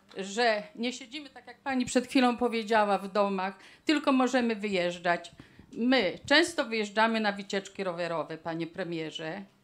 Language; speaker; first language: Polish; native; Polish